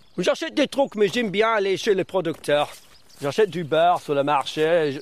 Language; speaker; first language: French; non-native, fluent; English